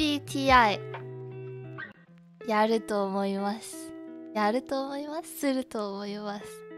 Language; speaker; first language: Japanese; non-native, learner; Korean